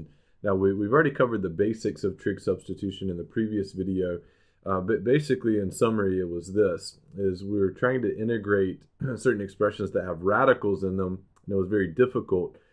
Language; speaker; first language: English; native; English